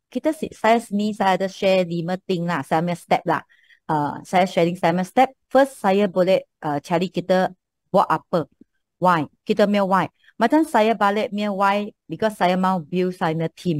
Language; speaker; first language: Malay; non-native, local second language; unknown